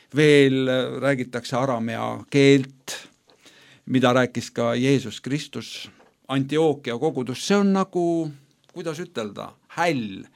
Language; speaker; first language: Estonian; native; Estonian